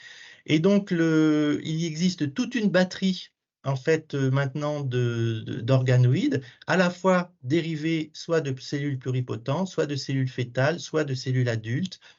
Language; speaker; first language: French; native; French